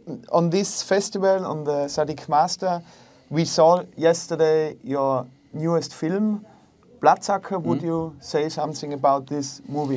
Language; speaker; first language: English; non-native, learner; German